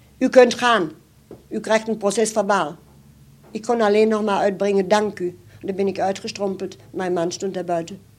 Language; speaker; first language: Dutch; non-native, fluent; German